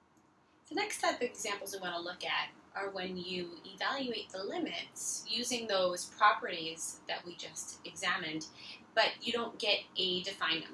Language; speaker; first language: English; native; English